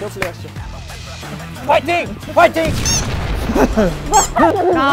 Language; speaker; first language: Korean; non-native, fluent; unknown